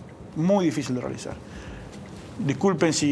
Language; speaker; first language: Spanish; native; Spanish